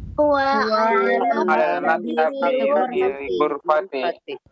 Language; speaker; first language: Arabic; non-native, learner; Indonesian